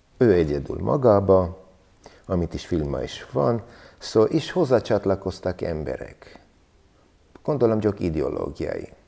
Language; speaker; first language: Hungarian; non-native, learner; Armenian